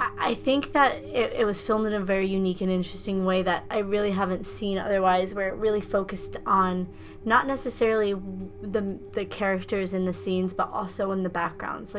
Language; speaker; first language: English; native; English